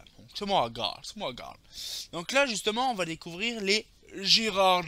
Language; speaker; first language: French; native; French